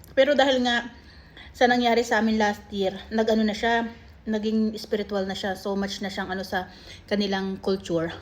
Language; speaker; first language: Filipino; native; Filipino